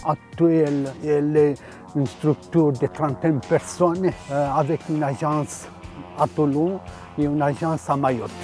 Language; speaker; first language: French; non-native, fluent; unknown